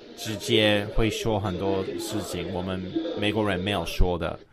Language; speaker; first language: Chinese; non-native, fluent; English